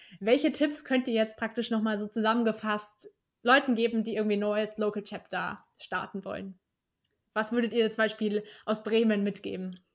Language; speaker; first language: German; native; German